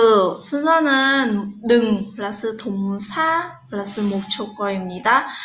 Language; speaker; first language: Korean; non-native, fluent; Vietnamese